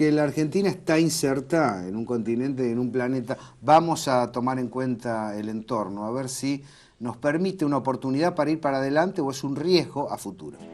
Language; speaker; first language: Spanish; native; Spanish